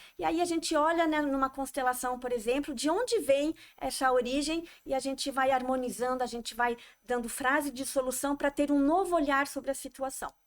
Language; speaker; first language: Portuguese; non-native, fluent; French